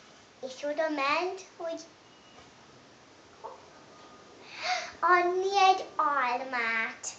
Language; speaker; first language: Hungarian; non-native, learner; English